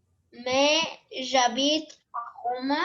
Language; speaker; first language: French; non-native, learner; Spanish